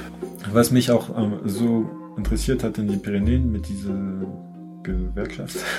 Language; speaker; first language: German; non-native, fluent; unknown